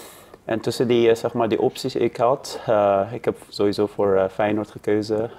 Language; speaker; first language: Dutch; non-native, learner; Persian